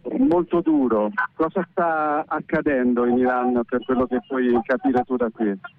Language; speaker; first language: Italian; native; Italian